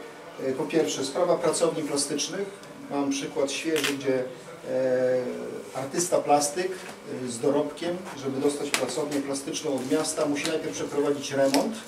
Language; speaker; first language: Polish; native; Polish